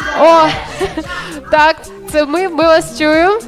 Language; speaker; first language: Ukrainian; native; Ukrainian